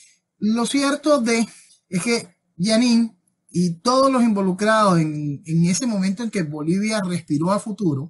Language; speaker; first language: Spanish; native; Spanish